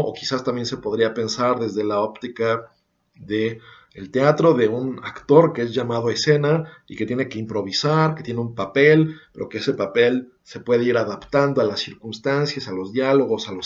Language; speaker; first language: Spanish; native; Spanish